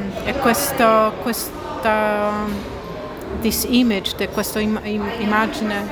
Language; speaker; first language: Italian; non-native, learner; Polish